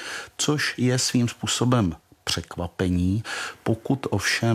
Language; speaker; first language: Czech; native; Czech